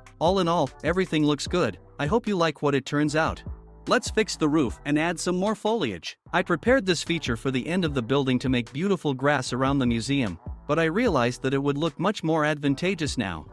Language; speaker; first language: English; non-native, fluent; Russian